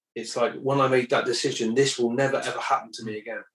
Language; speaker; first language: English; native; English